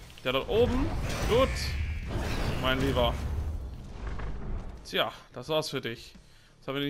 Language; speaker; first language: German; native; German